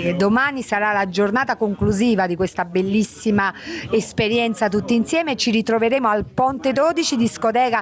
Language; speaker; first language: Italian; native; Italian